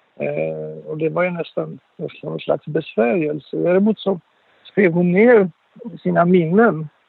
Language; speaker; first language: Swedish; non-native, fluent; Polish